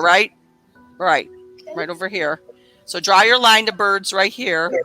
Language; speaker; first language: English; native; English